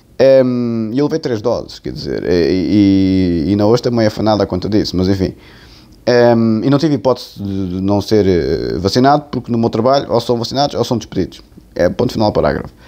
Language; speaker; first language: Portuguese; native; Portuguese